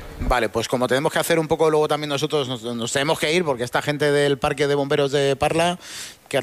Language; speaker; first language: Spanish; native; Spanish